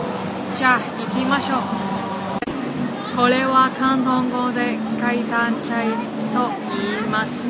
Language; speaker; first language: Japanese; non-native, learner; Cantonese